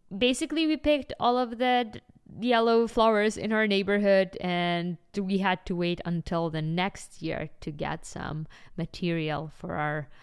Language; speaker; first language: English; non-native, fluent; Ukrainian